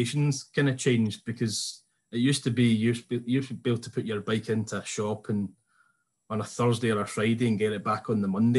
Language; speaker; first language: English; native; English